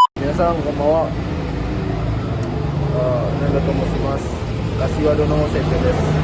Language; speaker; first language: Japanese; non-native, learner; Indonesian